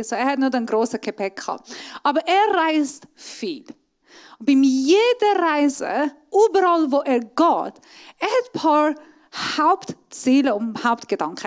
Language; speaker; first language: German; non-native, fluent; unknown